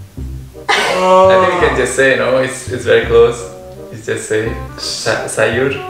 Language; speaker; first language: English; non-native, learner; Indonesian